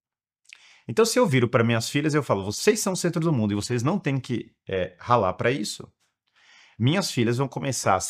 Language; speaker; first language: Portuguese; native; Portuguese